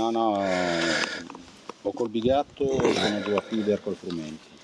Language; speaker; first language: Italian; native; Italian